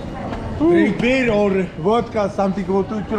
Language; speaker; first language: English; non-native, learner; Polish